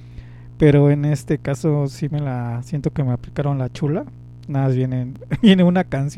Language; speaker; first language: Spanish; native; Spanish